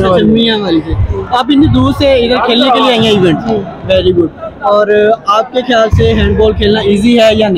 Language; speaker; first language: Urdu; non-native, local second language; Punjabi